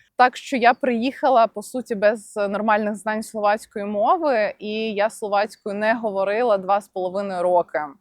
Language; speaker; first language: Ukrainian; non-native, local second language; Russian